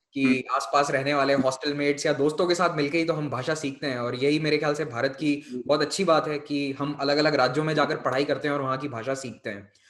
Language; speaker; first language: Hindi; native; Hindi